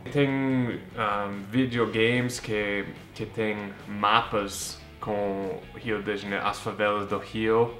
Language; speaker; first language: Portuguese; non-native, fluent; English